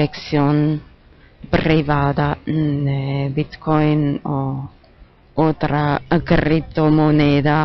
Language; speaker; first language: Spanish; non-native, fluent; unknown